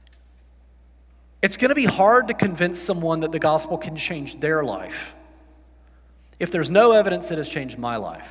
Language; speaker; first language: English; native; English